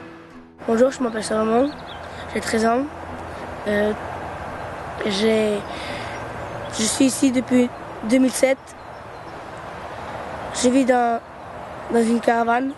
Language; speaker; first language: French; early bilingual, other home language; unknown